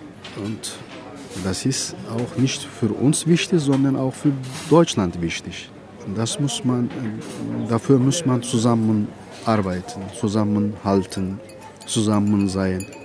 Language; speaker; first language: German; non-native, fluent; Turkish